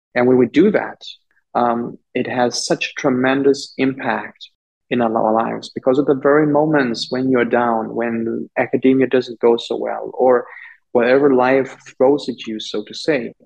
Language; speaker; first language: English; non-native, local second language; German